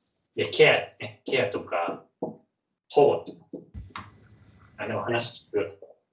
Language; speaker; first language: Japanese; native; Japanese